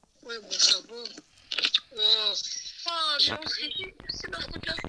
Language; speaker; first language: French; native; French